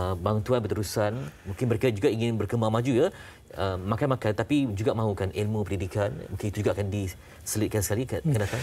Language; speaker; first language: Malay; native; Malay